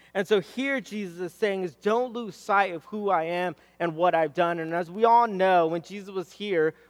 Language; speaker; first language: English; native; English